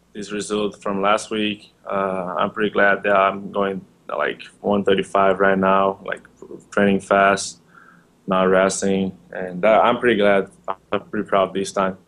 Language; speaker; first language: English; non-native, learner; Portuguese